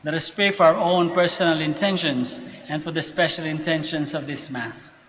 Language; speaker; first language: English; non-native, local second language; Filipino